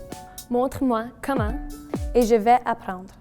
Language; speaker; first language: French; non-native, local second language; English